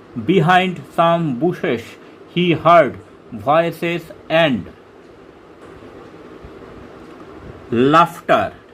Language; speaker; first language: English; non-native, local second language; Bangla